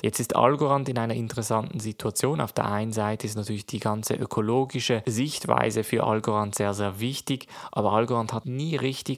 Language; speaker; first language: German; native; German